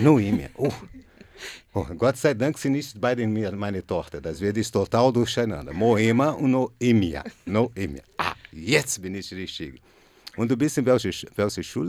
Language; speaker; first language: German; non-native, learner; Portuguese